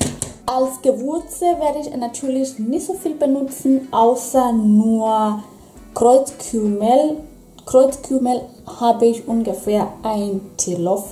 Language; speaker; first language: German; non-native, fluent; Swahili